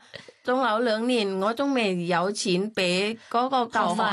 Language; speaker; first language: Cantonese; non-native, fluent; Thai